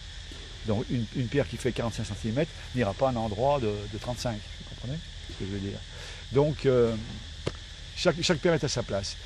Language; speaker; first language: French; native; French